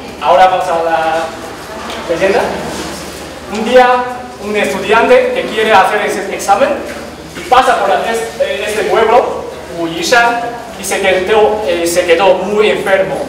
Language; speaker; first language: Spanish; non-native, learner; Chinese